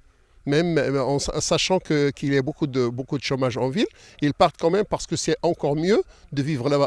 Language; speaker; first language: French; non-native, local second language; Arabic